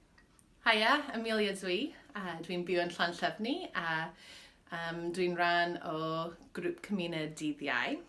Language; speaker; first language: Welsh; non-native, fluent; English